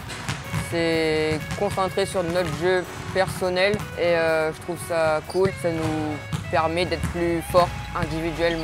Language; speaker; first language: French; native; French